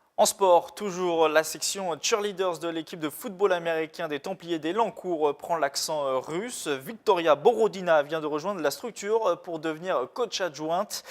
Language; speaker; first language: French; native; French